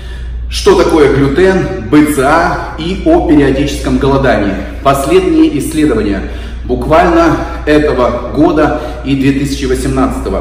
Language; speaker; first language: Russian; native; Russian